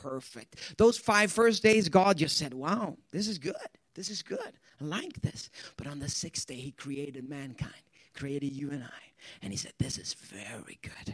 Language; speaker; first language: English; non-native, fluent; Swedish